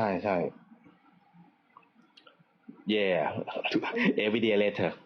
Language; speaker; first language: English; non-native, learner; Thai